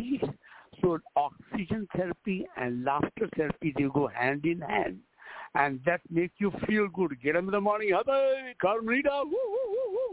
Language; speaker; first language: English; non-native, local second language; Hindi